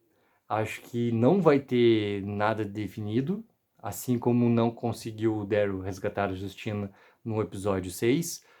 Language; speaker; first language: Portuguese; native; Portuguese